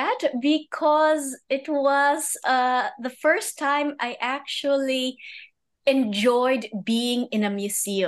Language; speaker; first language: English; native; English